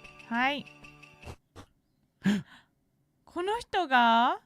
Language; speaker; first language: Japanese; native; Japanese